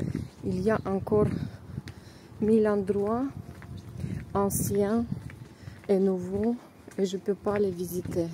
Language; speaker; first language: French; non-native, fluent; Russian